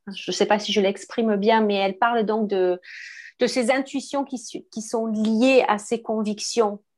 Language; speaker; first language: French; native; French